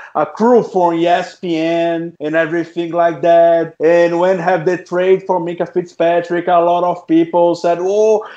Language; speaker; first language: English; non-native, fluent; Portuguese